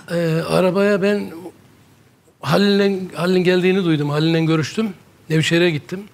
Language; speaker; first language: Turkish; native; Turkish